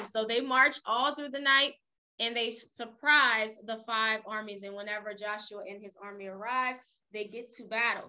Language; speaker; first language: English; native; English